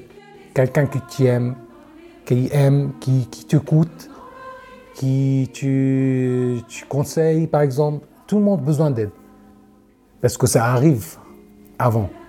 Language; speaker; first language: French; non-native, learner; Arabic